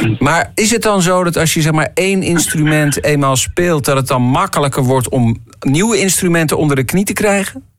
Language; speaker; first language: Dutch; native; Dutch